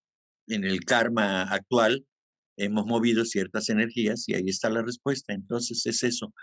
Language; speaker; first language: Spanish; native; Spanish